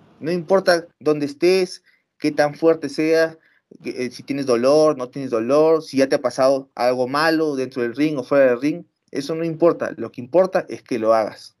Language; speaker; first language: Spanish; native; Spanish